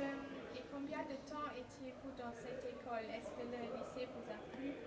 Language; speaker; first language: French; non-native, learner; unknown